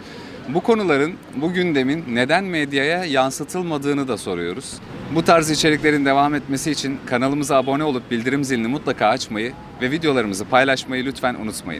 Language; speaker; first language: Turkish; native; Turkish